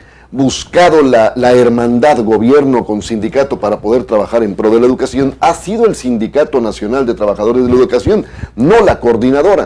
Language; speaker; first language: Spanish; native; Spanish